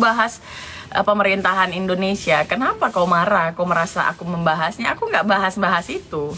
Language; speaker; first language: Indonesian; native; Indonesian